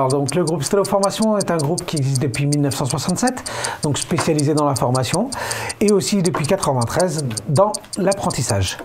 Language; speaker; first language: French; native; French